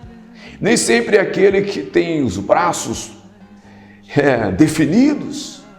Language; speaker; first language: Portuguese; native; Portuguese